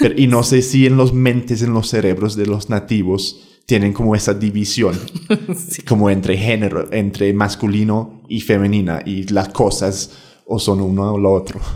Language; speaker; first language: Spanish; non-native, fluent; English